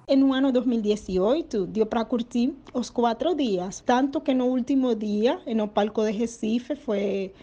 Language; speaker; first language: Portuguese; non-native, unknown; Spanish